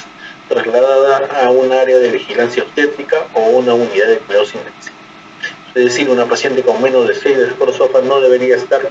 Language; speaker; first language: Spanish; native; Spanish